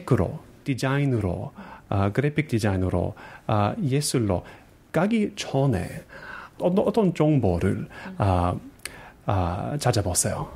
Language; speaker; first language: Korean; non-native, fluent; English